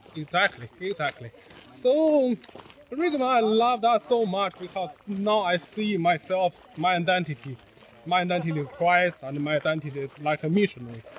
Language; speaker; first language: English; non-native, learner; Chinese